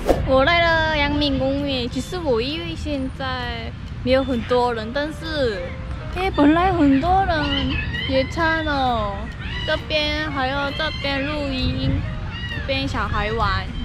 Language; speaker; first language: Chinese; non-native, fluent; Korean